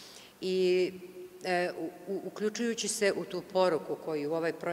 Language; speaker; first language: Serbian; native; Serbian